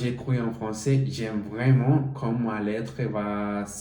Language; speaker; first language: French; non-native, learner; Spanish